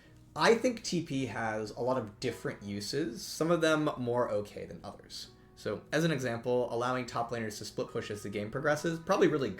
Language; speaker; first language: English; native; English